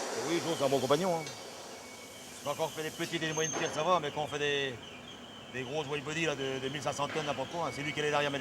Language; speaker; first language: French; native; French